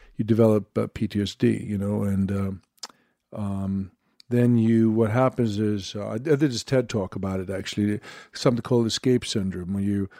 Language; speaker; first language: English; non-native, fluent; Swedish